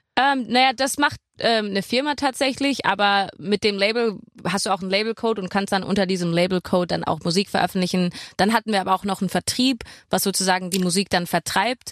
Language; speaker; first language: German; non-native, fluent; English